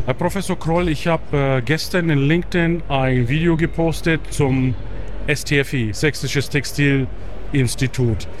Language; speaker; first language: German; native; German